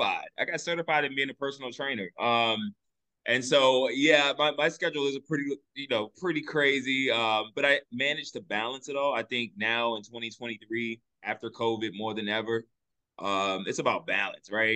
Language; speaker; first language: English; native; English